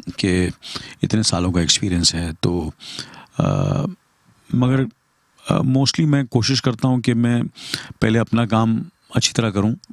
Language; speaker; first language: Hindi; native; Hindi